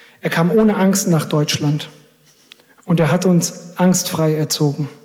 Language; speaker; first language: German; early bilingual, other home language; Greek